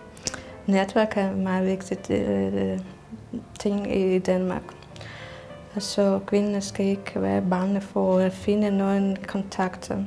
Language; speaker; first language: Danish; non-native, learner; Russian